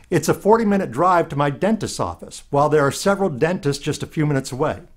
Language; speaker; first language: English; native; English